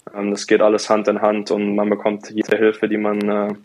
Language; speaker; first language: German; native; German